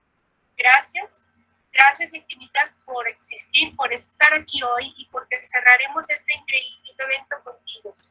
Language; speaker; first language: Spanish; native; Spanish